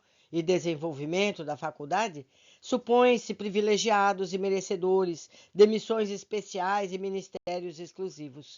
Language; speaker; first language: Portuguese; native; Portuguese